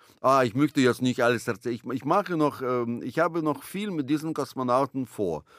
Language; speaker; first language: German; non-native, fluent; Russian